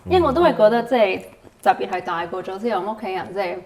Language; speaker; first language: Cantonese; early bilingual, heritage; Cantonese